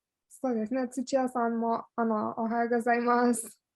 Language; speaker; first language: Japanese; non-native, fluent; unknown